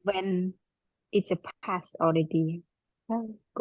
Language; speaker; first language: English; non-native, learner; Khmer